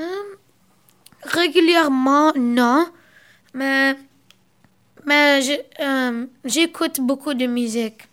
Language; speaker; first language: French; early bilingual, other home language; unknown